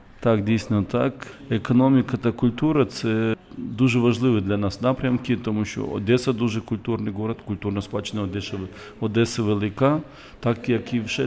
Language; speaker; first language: Ukrainian; non-native, local second language; Russian